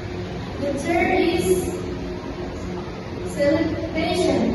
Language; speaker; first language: English; non-native, learner; Indonesian